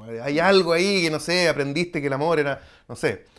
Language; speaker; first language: Spanish; native; Spanish